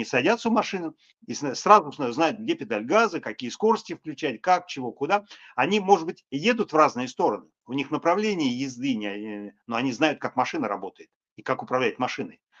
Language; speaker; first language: Russian; native; Russian